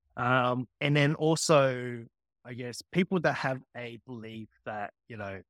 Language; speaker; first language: English; native; English